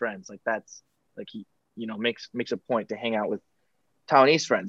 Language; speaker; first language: English; non-native, fluent; Chinese